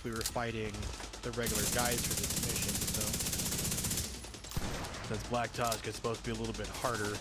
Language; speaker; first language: English; native; English